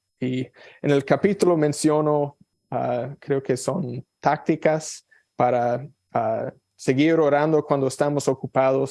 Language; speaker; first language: Spanish; non-native, fluent; English